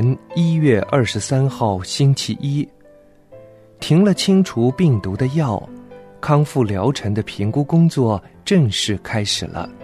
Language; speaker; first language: Chinese; non-native, local second language; Cantonese